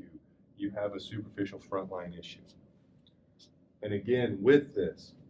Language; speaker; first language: English; native; English